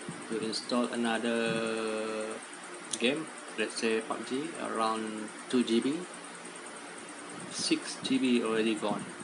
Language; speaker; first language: English; non-native, local second language; Malay